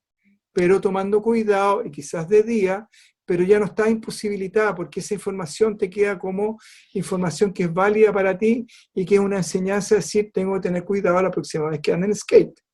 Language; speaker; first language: Spanish; native; Spanish